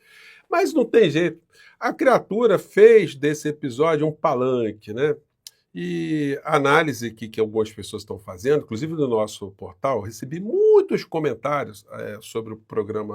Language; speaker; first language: Portuguese; native; Portuguese